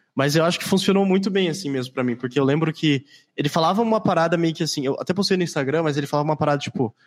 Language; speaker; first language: Portuguese; native; Portuguese